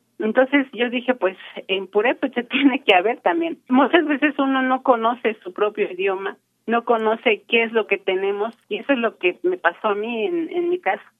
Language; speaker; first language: Spanish; non-native, local second language; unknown